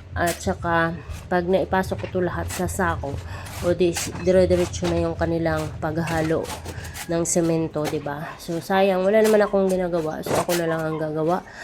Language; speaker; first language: Filipino; non-native, local second language; Cebuano